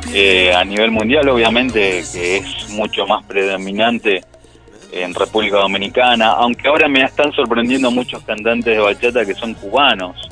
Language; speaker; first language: Spanish; native; Spanish